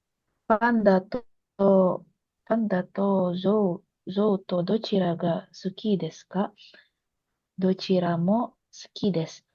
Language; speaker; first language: Japanese; non-native, learner; Indonesian